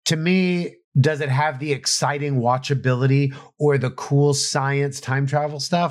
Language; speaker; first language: English; native; English